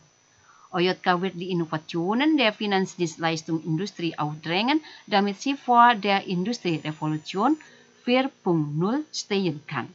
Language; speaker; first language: German; non-native, fluent; Indonesian